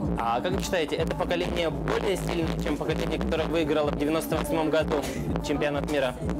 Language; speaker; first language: Russian; native; Russian